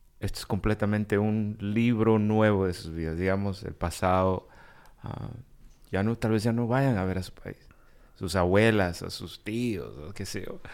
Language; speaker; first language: Spanish; early bilingual, heritage; Spanish